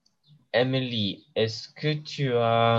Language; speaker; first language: French; non-native, learner; English